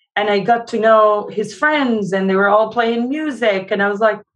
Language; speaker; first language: English; non-native, fluent; Arabic